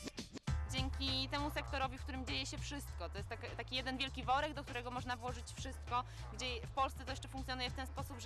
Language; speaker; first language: Polish; native; Polish